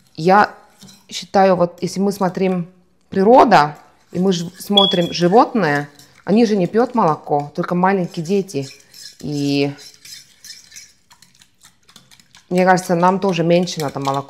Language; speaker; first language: Russian; non-native, fluent; Estonian